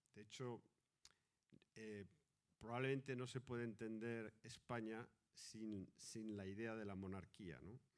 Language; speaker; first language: Spanish; native; Spanish